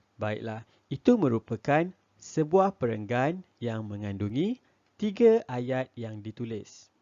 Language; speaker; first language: Malay; native; Malay